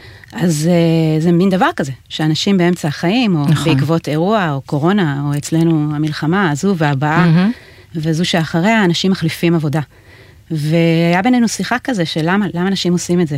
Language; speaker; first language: Hebrew; native; Hebrew